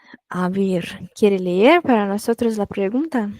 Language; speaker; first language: Spanish; non-native, fluent; Portuguese